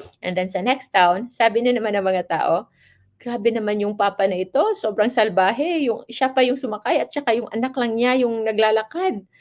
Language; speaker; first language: Filipino; non-native, local second language; Hiligaynon